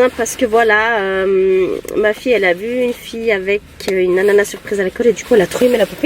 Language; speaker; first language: French; native; French